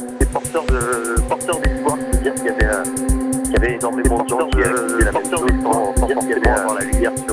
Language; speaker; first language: French; native; French